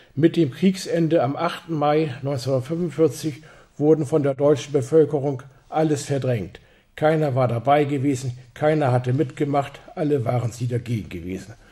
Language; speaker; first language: German; native; German